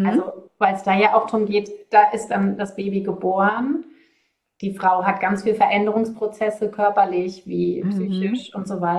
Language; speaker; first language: German; native; German